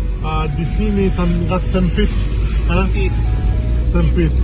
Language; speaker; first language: Indonesian; non-native, learner; Italian